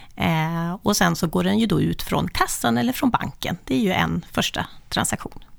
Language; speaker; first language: Swedish; native; Swedish